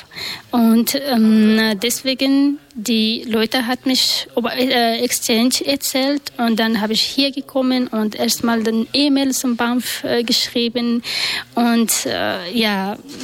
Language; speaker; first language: German; non-native, learner; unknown